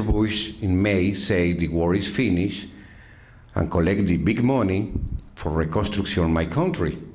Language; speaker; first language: English; non-native, learner; Spanish